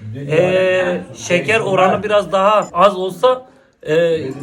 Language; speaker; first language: Turkish; native; Turkish